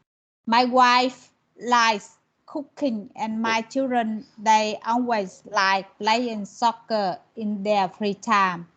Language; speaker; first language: English; non-native, learner; Vietnamese